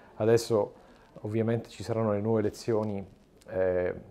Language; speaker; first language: Italian; native; Italian